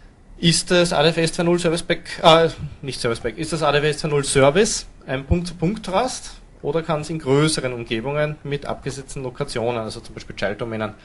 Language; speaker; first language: German; native; German